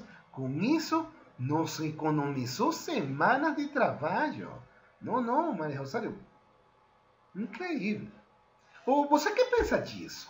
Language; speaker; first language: Portuguese; non-native, fluent; Spanish